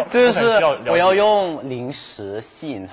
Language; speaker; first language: Chinese; non-native, fluent; Thai